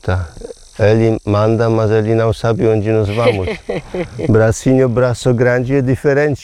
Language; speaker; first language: Portuguese; non-native, learner; Polish